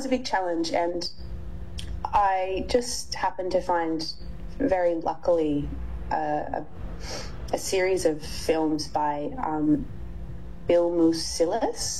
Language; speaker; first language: English; native; English